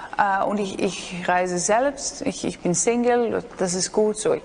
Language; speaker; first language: German; non-native, learner; Dutch